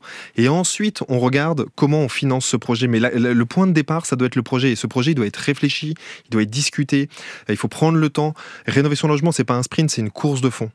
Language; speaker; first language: French; native; French